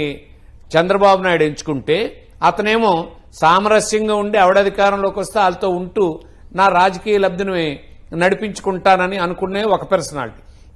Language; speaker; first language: Telugu; native; Telugu